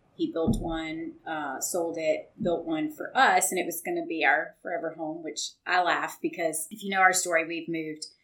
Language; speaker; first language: English; native; English